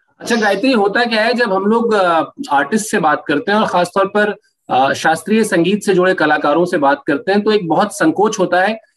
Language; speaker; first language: Hindi; native; Hindi